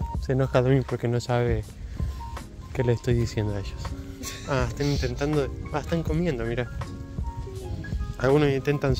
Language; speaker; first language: Spanish; native; Spanish